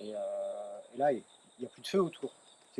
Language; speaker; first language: French; native; French